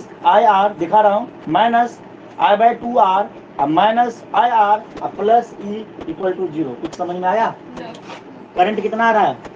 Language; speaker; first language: Hindi; native; Hindi